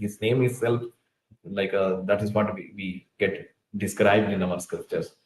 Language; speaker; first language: English; non-native, local second language; Tulu